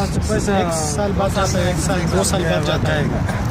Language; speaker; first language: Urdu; non-native, local second language; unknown